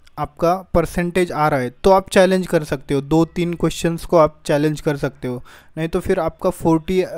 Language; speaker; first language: Hindi; native; Hindi